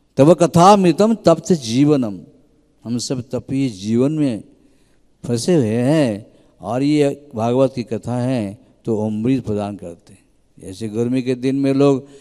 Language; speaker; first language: Hindi; native; Hindi